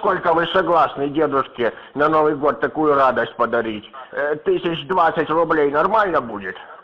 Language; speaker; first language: Russian; native; Russian